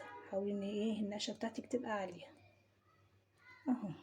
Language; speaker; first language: Arabic; native; Arabic